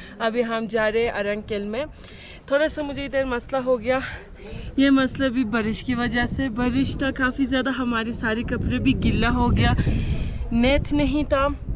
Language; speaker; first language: Urdu; non-native, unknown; Turkish